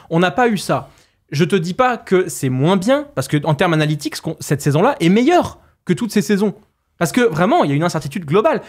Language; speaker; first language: French; native; French